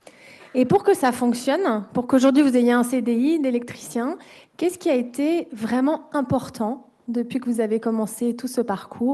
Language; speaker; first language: French; native; French